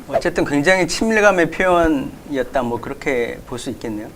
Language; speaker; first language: Korean; native; Korean